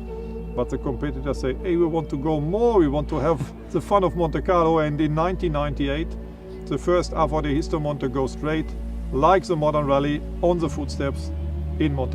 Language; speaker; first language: English; non-native, fluent; German